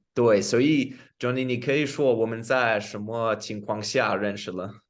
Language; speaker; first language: Chinese; non-native, learner; English